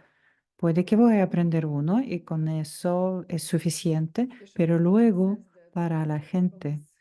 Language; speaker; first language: Spanish; non-native, fluent; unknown